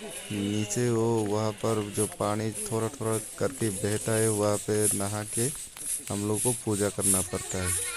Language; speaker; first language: Hindi; non-native, local second language; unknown